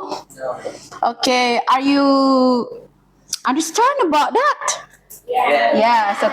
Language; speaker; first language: English; non-native, learner; Indonesian